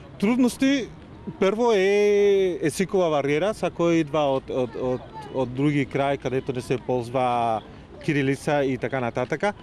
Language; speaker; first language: Bulgarian; non-native, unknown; Spanish